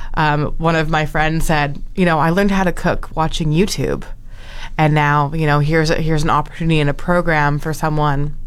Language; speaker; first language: English; native; English